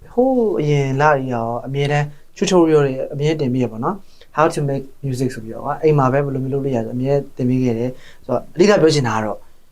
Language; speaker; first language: Burmese; native; Burmese